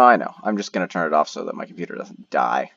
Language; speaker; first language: English; native; English